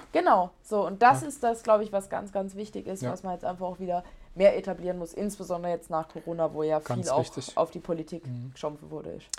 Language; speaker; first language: German; native; German